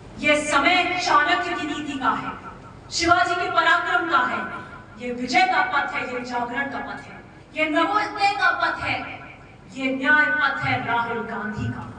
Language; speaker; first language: Hindi; native; Hindi